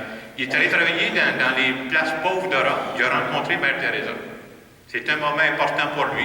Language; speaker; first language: French; native; French